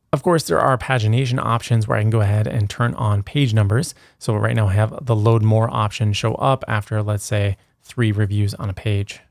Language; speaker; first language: English; native; English